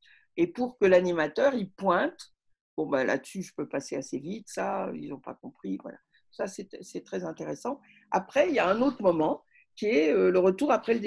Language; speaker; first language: French; native; French